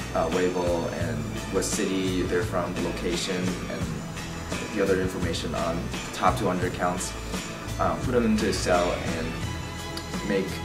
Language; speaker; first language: English; native; English